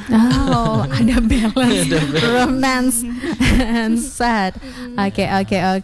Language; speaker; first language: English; non-native, fluent; Indonesian